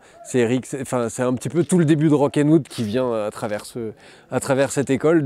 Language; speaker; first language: French; native; French